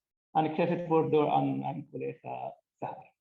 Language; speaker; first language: Dutch; non-native, fluent; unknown